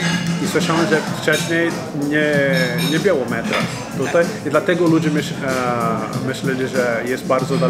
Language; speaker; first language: Polish; non-native, learner; Portuguese